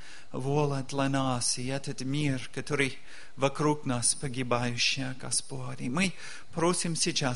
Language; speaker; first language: Russian; non-native, learner; English